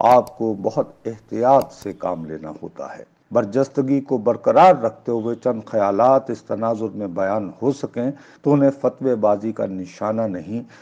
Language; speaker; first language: Urdu; non-native, local second language; Punjabi